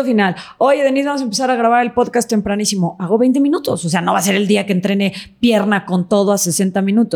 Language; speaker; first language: Spanish; native; Spanish